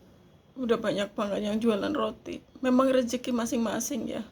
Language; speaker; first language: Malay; non-native, local second language; Javanese